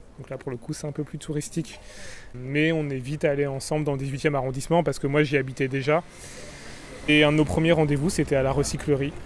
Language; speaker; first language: French; native; French